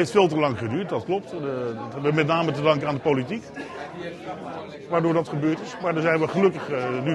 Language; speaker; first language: Dutch; native; Dutch